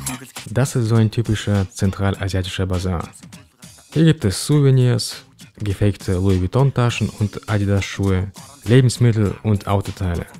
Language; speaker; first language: German; native; German